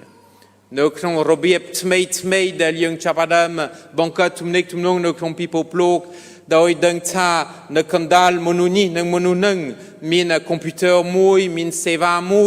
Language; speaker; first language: Khmer; non-native, fluent; French